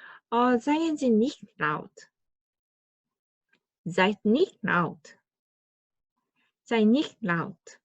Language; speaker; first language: German; non-native, fluent; Korean